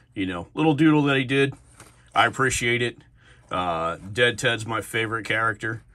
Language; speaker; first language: English; native; English